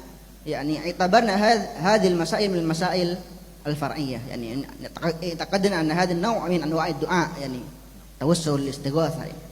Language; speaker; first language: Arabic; non-native, fluent; Indonesian